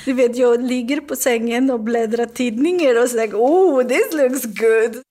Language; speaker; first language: Swedish; non-native, learner; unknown